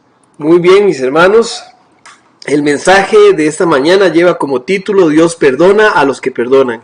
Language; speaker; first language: Spanish; native; Spanish